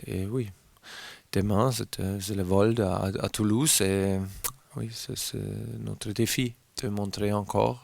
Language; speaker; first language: French; non-native, learner; German